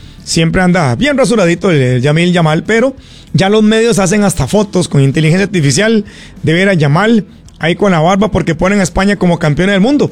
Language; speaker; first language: Spanish; native; Spanish